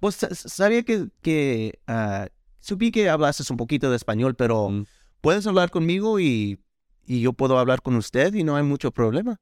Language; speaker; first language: Spanish; early bilingual, heritage; Spanish